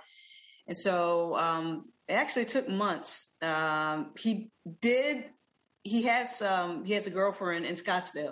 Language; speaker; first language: English; native; English